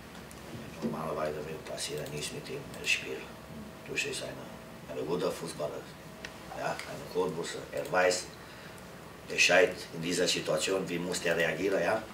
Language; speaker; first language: German; non-native, learner; Romanian